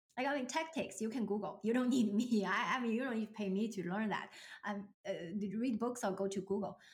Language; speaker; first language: English; non-native, fluent; Chinese